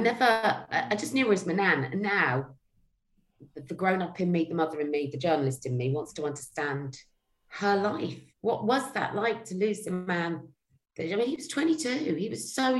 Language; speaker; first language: English; native; English